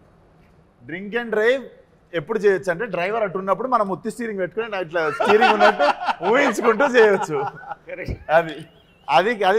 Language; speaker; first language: Telugu; native; Telugu